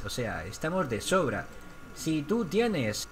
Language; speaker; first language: Spanish; native; Spanish